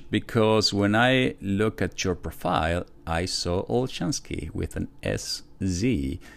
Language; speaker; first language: English; non-native, fluent; Spanish